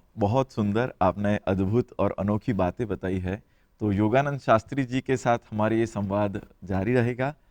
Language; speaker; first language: Hindi; non-native, local second language; Gujarati